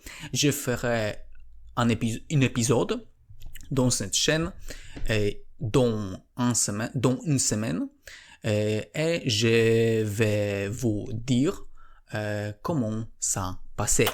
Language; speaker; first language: French; non-native, learner; Polish